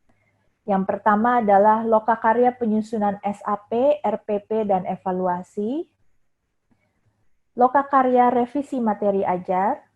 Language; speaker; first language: Indonesian; native; Indonesian